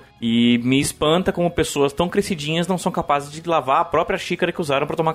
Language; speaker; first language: Portuguese; native; Portuguese